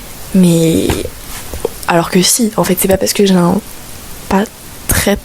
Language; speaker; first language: French; native; French